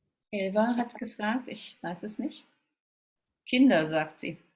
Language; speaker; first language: German; native; German